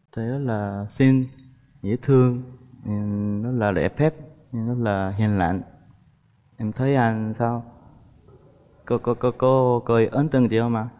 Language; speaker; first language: Vietnamese; non-native, fluent; Korean